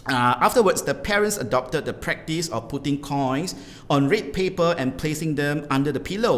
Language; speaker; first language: English; non-native, local second language; Min Nan Chinese